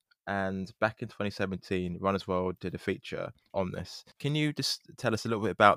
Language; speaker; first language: English; native; English